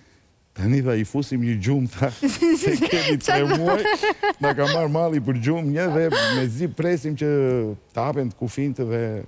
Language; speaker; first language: Albanian; native; Albanian